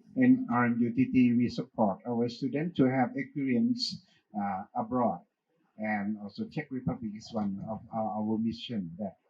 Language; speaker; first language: English; non-native, fluent; Thai